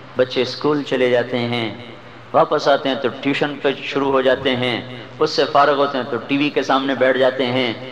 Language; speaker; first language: Urdu; non-native, local second language; Punjabi